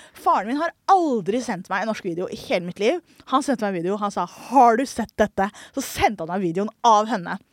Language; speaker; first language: Norwegian; early bilingual, other home language; Somali